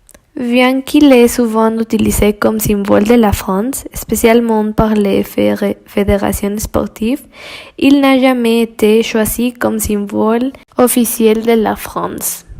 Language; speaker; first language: French; non-native, learner; Spanish